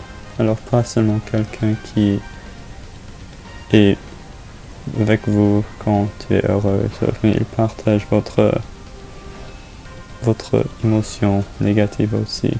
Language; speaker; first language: French; non-native, learner; English